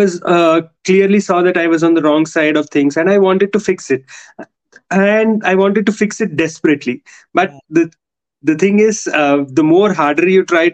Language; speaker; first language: English; non-native, local second language; Telugu